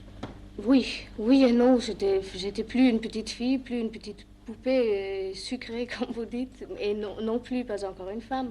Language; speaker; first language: French; non-native, fluent; German